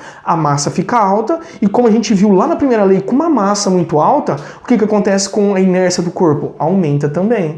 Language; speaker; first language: Portuguese; native; Portuguese